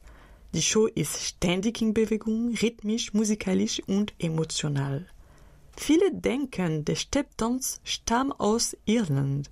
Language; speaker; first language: German; native; German